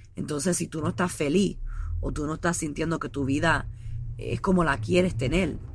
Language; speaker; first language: Spanish; early bilingual, heritage; Spanish